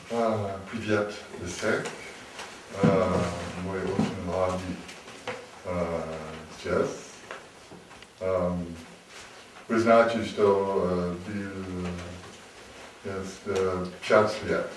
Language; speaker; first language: Russian; non-native, learner; English